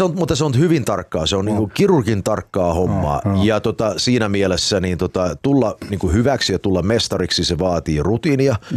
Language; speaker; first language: Finnish; early bilingual, heritage; Finnish